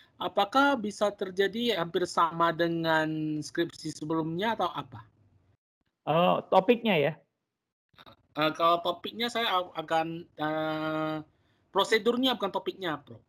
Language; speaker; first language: Indonesian; native; Indonesian